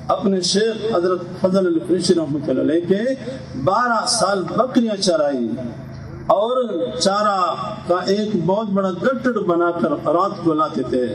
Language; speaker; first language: Urdu; non-native, local second language; Pashto